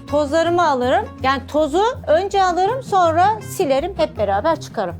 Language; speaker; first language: Turkish; native; Turkish